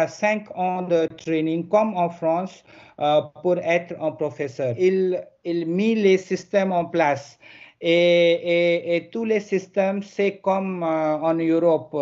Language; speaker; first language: French; non-native, learner; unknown